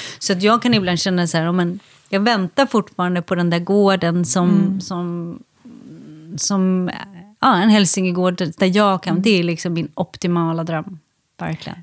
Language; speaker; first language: Swedish; native; Swedish